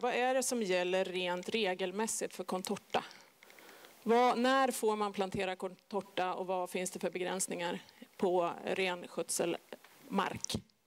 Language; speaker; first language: Swedish; native; Swedish